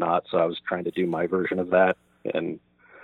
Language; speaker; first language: English; native; English